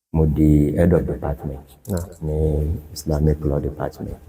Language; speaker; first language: English; non-native, local second language; Yoruba